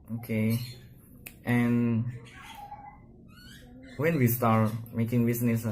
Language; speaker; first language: English; non-native, learner; Indonesian